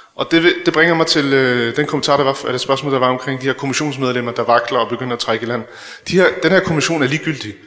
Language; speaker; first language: Danish; early bilingual, other home language; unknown